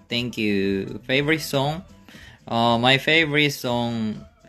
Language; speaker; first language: English; non-native, learner; Korean